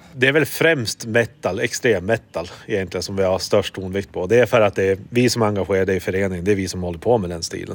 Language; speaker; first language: Swedish; native; Swedish